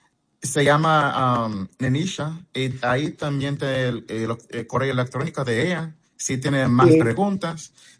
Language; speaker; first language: Spanish; early bilingual, heritage; Spanish